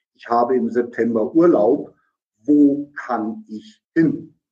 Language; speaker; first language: German; native; German